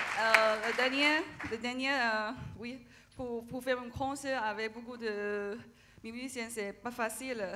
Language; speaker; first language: French; non-native, learner; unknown